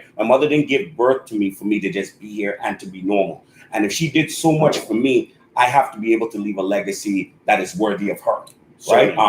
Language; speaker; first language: English; native; English